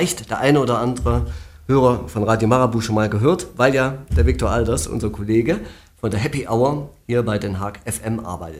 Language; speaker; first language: German; native; German